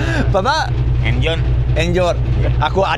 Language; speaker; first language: Indonesian; non-native, fluent; English